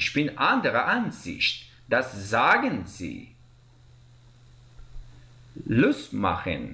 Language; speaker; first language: German; non-native, fluent; Persian